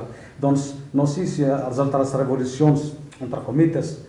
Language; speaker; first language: Catalan; non-native, learner; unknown